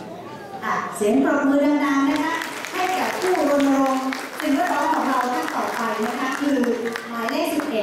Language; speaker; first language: Thai; native; Thai